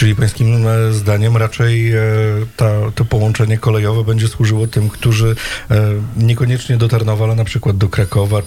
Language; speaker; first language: Polish; native; Polish